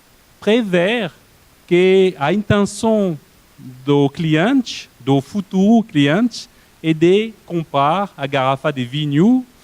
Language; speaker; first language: Portuguese; non-native, fluent; French